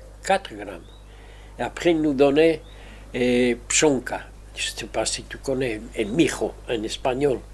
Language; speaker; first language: French; non-native, fluent; Spanish